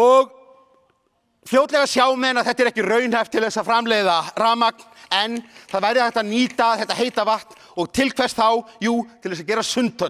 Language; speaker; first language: Icelandic; native; Icelandic